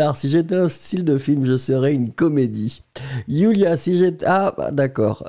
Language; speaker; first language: French; native; French